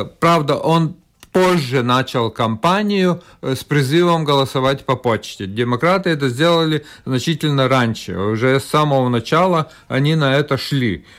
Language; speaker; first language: Russian; non-native, local second language; Latvian